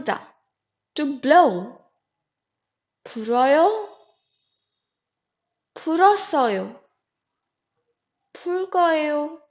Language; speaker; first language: Korean; non-native, fluent; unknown